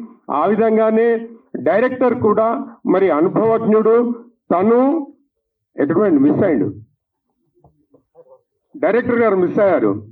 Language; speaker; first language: Telugu; native; Telugu